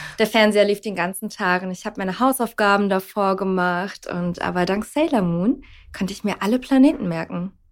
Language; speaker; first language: German; native; German